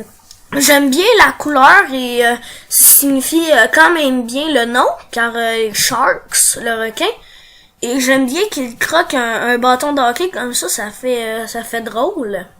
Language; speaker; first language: French; native; French